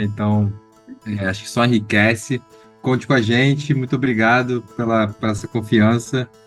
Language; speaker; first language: Portuguese; native; Portuguese